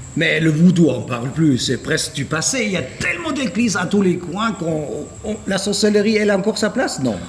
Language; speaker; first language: French; non-native, fluent; German